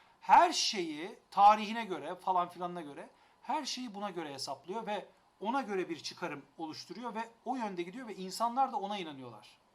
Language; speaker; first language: Turkish; native; Turkish